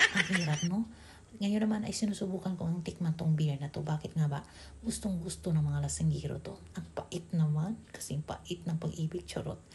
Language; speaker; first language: Filipino; native; Filipino